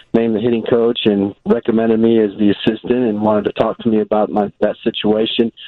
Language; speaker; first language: English; native; English